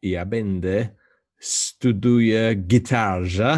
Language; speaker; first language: Polish; non-native, learner; English